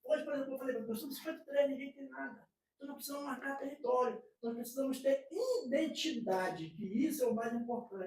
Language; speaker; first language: Portuguese; native; Portuguese